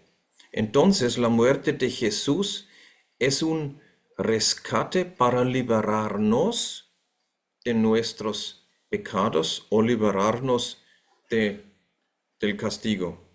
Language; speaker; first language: Spanish; non-native, fluent; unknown